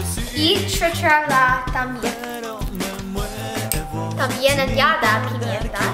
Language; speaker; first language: Spanish; non-native, learner; English